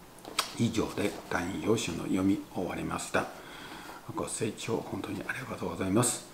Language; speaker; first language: Japanese; non-native, learner; Chinese